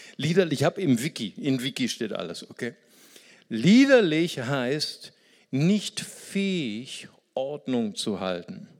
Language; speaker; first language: German; non-native, fluent; Portuguese